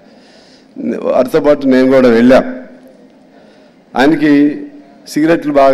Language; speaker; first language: Telugu; native; Telugu